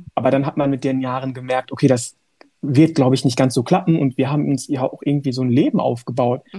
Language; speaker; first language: German; early bilingual, other home language; Turkish